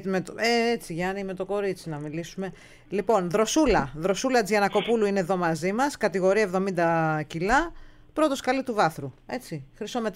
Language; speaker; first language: Greek; native; Greek